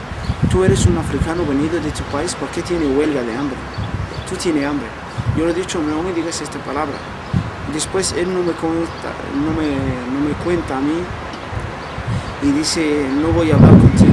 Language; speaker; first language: Spanish; non-native, learner; Arabic